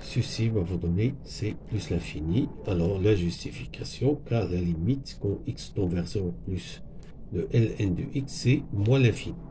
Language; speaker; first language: French; non-native, local second language; Arabic